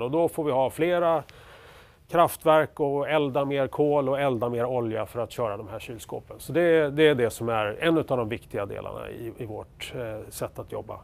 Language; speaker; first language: Swedish; native; Swedish